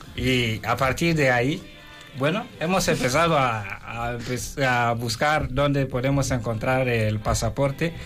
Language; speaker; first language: Spanish; non-native, fluent; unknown